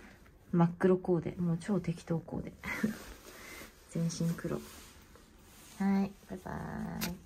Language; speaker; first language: Japanese; native; Japanese